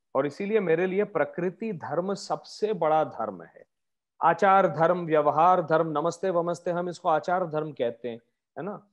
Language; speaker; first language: Hindi; non-native, local second language; Marathi